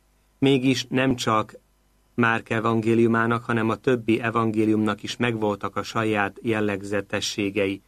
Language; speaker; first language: Hungarian; native; Hungarian